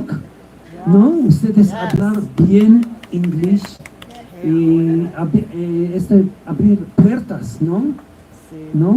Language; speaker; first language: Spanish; non-native, learner; Hebrew